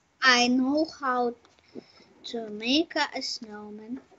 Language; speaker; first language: English; non-native, learner; Russian